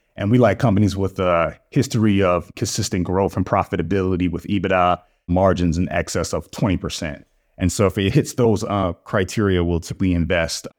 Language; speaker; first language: English; native; English